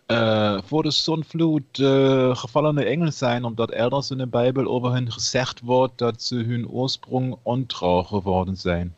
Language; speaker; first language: Dutch; non-native, learner; German